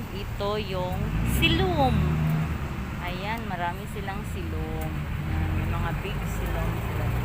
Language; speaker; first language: Filipino; non-native, local second language; Waray